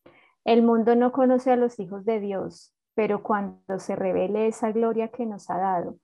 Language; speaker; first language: Spanish; native; Spanish